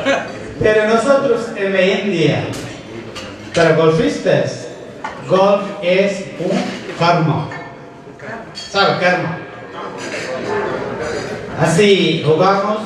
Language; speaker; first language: Spanish; non-native, learner; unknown